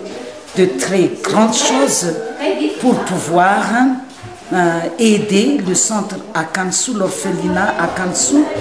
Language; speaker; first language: French; non-native, local second language; Malagasy